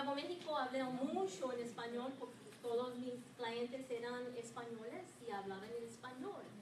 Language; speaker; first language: Spanish; non-native, learner; English